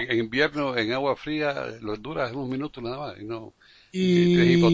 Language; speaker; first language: Spanish; native; Spanish